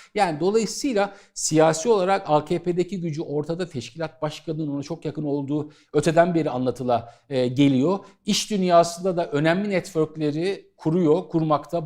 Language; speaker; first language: Turkish; native; Turkish